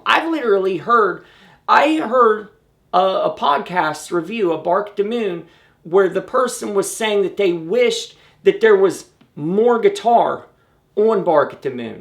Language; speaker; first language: English; native; English